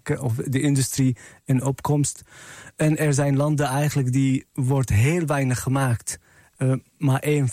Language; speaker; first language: Dutch; non-native, fluent; Arabic